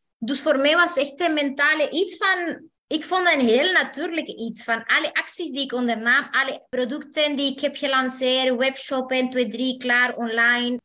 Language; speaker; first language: Dutch; non-native, fluent; Spanish